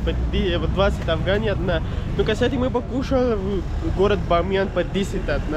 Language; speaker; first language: Russian; non-native, learner; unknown